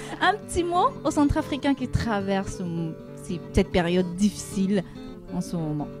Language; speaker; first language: French; non-native, local second language; Sango